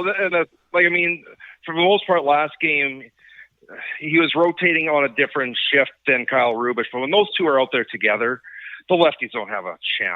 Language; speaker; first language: English; native; English